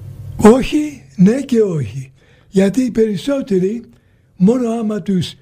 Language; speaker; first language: Greek; early bilingual, heritage; Greek